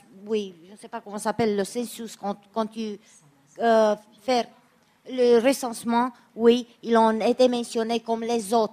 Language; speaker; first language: French; non-native, fluent; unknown